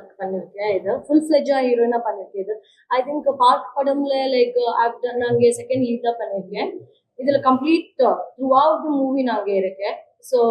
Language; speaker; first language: Tamil; non-native, learner; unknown